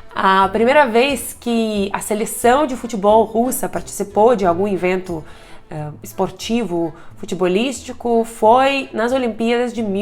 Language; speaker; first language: Portuguese; non-native, fluent; Russian